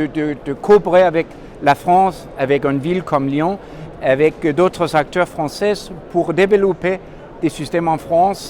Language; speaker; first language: French; non-native, fluent; Danish